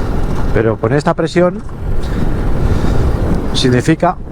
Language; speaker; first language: Spanish; native; Spanish